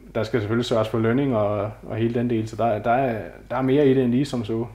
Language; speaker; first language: Danish; native; Danish